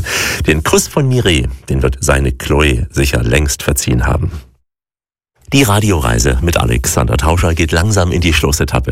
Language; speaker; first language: German; native; German